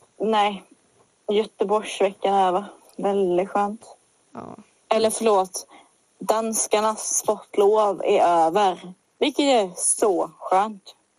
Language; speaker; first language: Swedish; native; Swedish